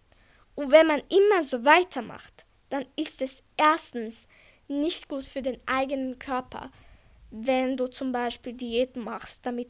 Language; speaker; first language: German; early bilingual, other home language; Croatian